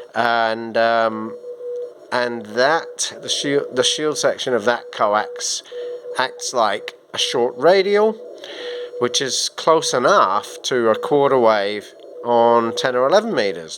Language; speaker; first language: English; native; English